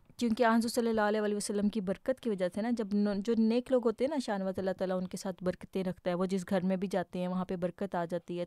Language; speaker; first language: Urdu; native; Urdu